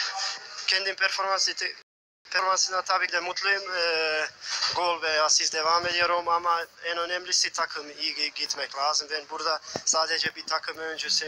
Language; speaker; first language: Turkish; non-native, learner; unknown